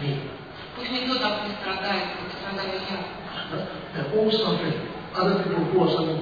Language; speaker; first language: Russian; native; Russian